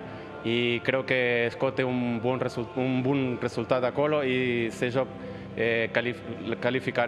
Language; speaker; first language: Romanian; non-native, learner; Spanish